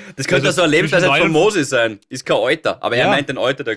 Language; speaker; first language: German; native; German